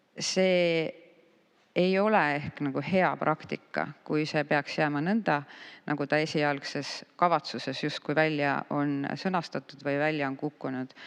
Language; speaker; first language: Estonian; native; Estonian